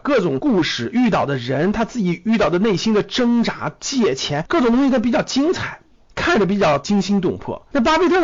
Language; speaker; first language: Chinese; native; Chinese